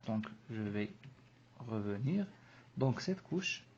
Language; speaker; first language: French; non-native, local second language; Arabic